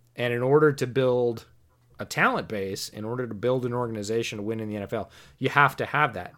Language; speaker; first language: English; native; English